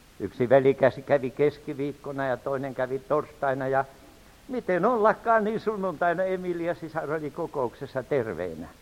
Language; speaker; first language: Finnish; native; Finnish